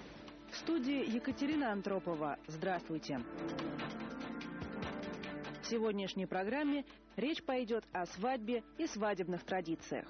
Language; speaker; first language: Russian; native; Russian